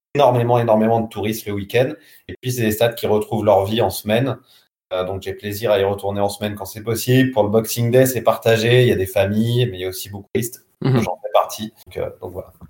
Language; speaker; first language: French; native; French